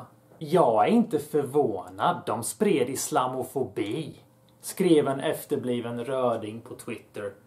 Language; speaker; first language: Swedish; early bilingual, other home language; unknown